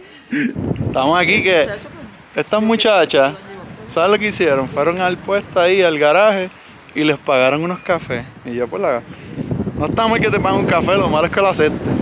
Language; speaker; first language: Spanish; native; Spanish